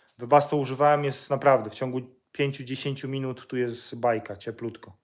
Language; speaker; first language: Polish; native; Polish